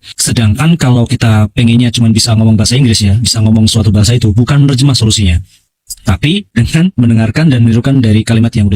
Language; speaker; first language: Indonesian; non-native, local second language; Javanese